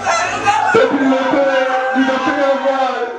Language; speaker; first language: French; non-native, local second language; Haitian Creole